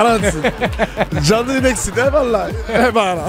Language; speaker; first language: Turkish; non-native, learner; French